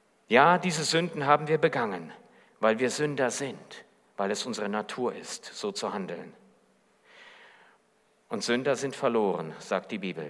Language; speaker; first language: German; native; German